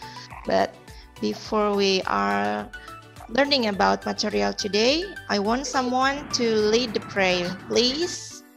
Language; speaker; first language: English; non-native, learner; Indonesian